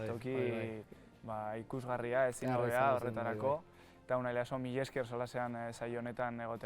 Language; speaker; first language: Basque; native; Basque